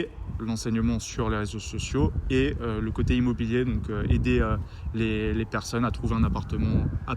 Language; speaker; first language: French; native; French